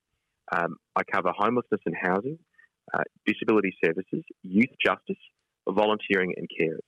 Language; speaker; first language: English; native; English